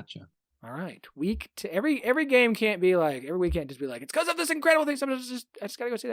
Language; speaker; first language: English; native; English